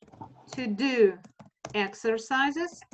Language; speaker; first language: English; non-native, fluent; Russian